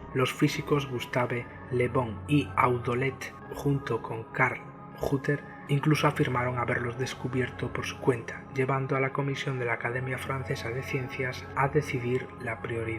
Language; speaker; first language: Spanish; native; Spanish